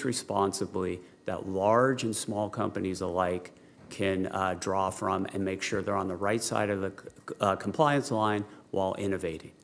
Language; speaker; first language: English; native; English